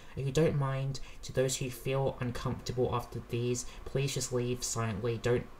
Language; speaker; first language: English; native; English